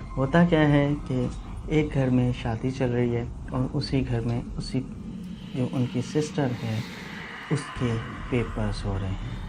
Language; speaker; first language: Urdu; non-native, local second language; Punjabi